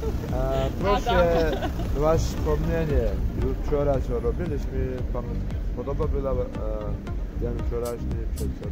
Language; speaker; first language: Polish; non-native, learner; Georgian